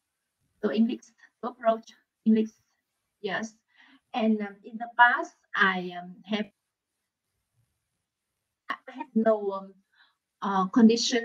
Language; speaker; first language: English; non-native, learner; Vietnamese